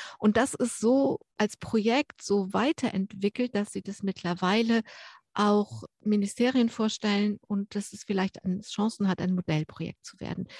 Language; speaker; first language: German; native; German